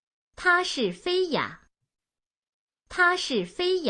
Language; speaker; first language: Chinese; non-native, learner; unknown